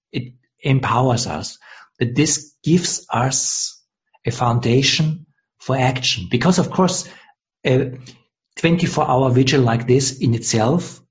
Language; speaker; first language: English; non-native, fluent; German